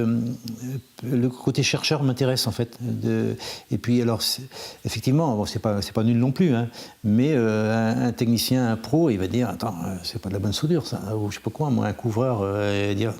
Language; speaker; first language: French; native; French